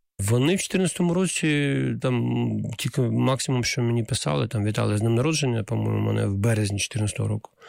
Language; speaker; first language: Ukrainian; non-native, local second language; Russian